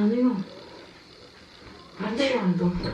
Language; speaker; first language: Turkish; native; Turkish